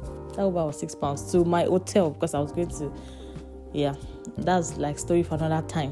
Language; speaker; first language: English; non-native, local second language; Yoruba